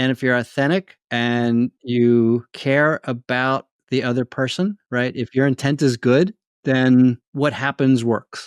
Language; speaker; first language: English; native; English